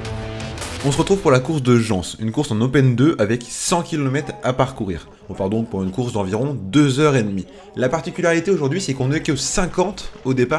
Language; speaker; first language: French; native; French